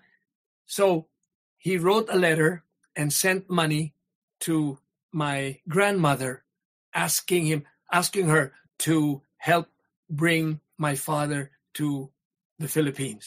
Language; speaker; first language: English; non-native, local second language; Hiligaynon